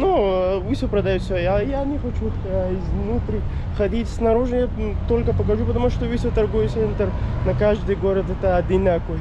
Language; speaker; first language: Russian; non-native, learner; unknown